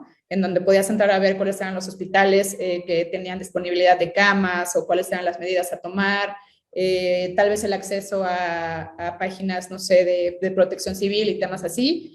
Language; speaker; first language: Spanish; native; Spanish